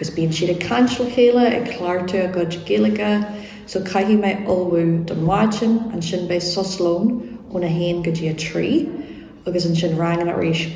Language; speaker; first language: Irish; non-native, local second language; English